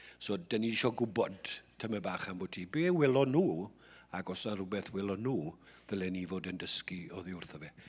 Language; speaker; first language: Welsh; native; Welsh